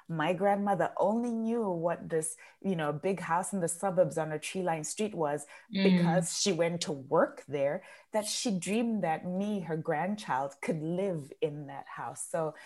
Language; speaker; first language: English; non-native, local second language; Shona